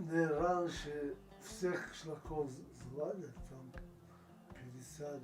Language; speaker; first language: Russian; non-native, local second language; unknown